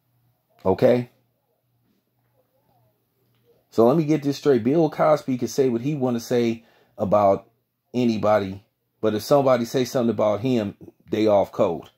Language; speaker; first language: English; native; English